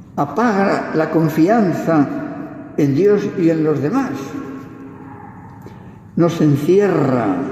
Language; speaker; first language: Spanish; native; Spanish